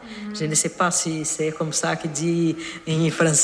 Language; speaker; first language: French; non-native, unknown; Portuguese